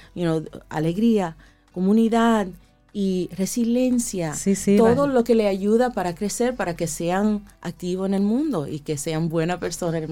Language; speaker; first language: Spanish; early bilingual, heritage; Spanish